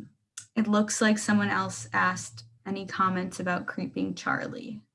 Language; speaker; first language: English; native; English